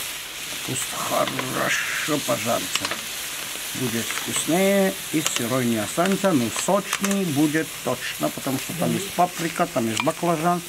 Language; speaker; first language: Russian; non-native, fluent; Armenian